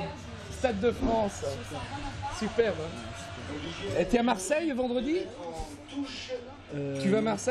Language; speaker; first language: French; native; French